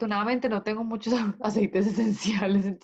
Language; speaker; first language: Spanish; native; Spanish